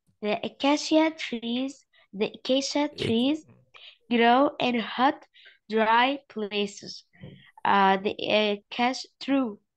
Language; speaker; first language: English; non-native, learner; Arabic